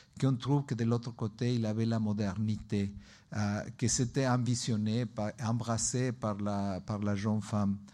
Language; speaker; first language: French; non-native, learner; Spanish